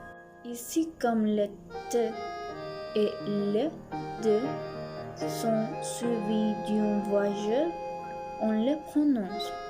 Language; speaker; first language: French; non-native, learner; Spanish